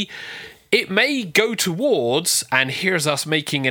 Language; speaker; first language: English; native; English